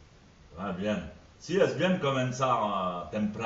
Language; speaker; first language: Spanish; non-native, fluent; French